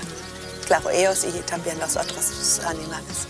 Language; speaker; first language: Spanish; non-native, fluent; German